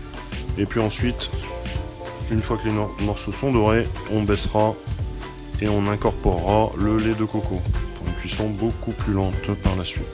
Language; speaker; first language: French; native; French